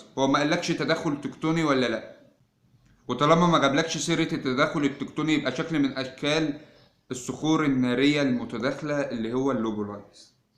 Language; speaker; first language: Arabic; native; Arabic